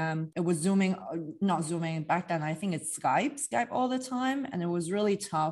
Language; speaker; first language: English; non-native, local second language; Cantonese